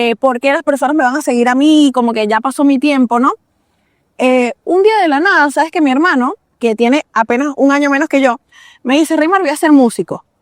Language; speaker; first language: Spanish; native; Spanish